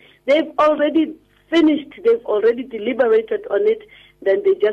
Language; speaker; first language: English; non-native, local second language; Tswana